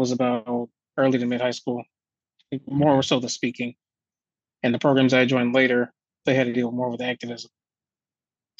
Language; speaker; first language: English; native; English